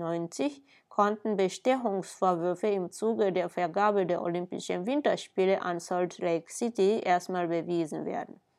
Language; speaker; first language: German; non-native, fluent; Japanese